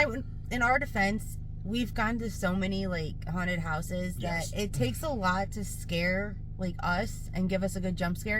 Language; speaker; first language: English; native; English